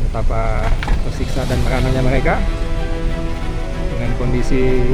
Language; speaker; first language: Indonesian; non-native, local second language; Achinese